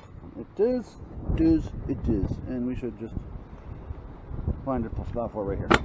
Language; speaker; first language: English; native; English